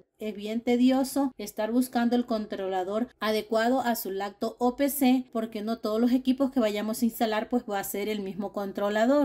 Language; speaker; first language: Spanish; native; Spanish